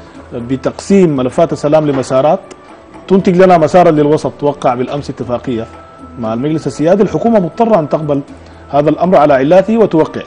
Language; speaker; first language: Arabic; native; Arabic